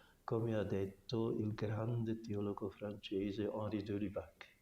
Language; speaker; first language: Italian; non-native, local second language; German